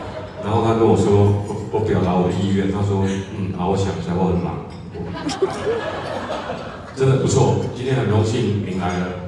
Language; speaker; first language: Chinese; native; Chinese